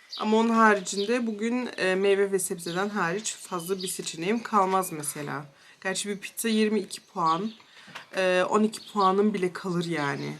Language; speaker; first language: Turkish; early bilingual, heritage; Turkish